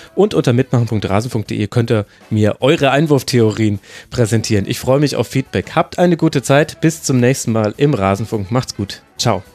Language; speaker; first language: German; native; German